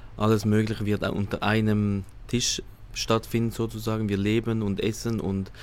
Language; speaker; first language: German; native; German